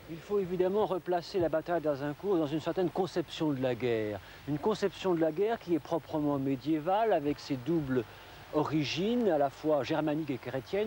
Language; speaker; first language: French; native; French